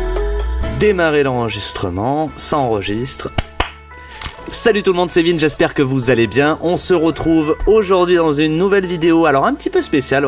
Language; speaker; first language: French; native; French